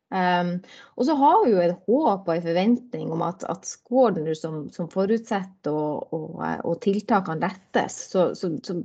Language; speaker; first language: Norwegian; native; Norwegian